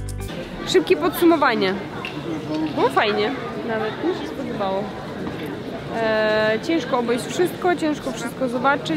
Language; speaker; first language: Polish; non-native, fluent; Russian